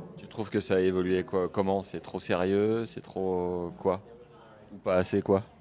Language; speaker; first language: French; native; French